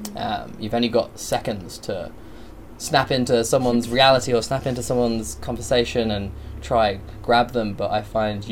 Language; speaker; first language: English; native; English